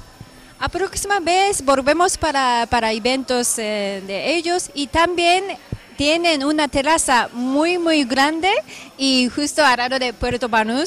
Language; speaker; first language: Spanish; non-native, fluent; Japanese